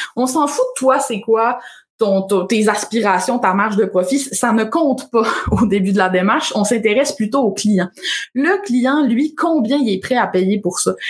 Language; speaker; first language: French; native; French